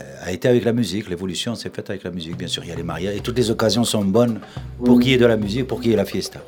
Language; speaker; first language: French; non-native, local second language; Arabic